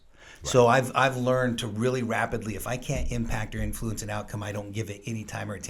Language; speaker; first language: English; native; English